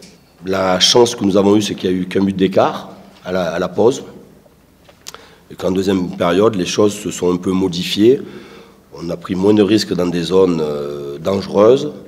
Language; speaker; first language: French; native; French